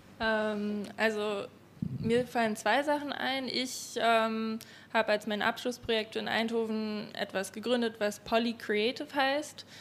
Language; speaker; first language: German; native; German